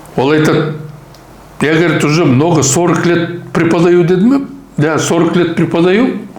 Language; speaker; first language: Russian; non-native, local second language; Kazakh